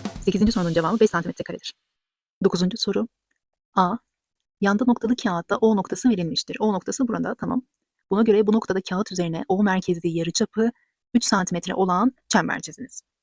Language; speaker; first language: Turkish; native; Turkish